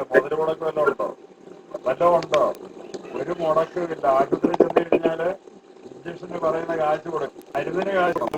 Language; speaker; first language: Malayalam; native; Malayalam